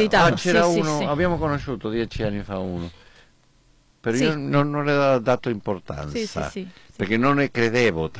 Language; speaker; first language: Italian; non-native, learner; Spanish